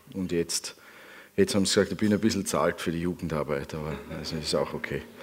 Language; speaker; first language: German; native; German